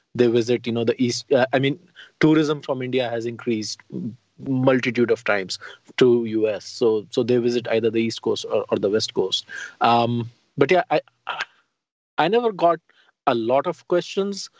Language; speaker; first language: English; non-native, local second language; Hindi